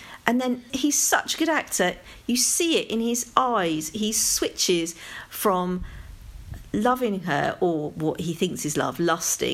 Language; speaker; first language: English; native; English